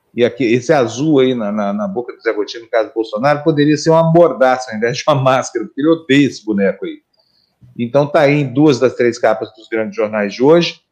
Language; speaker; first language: Portuguese; native; Portuguese